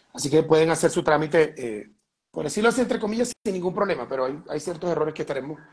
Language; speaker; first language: Spanish; native; Spanish